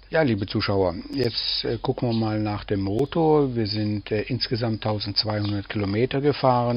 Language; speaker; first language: German; native; German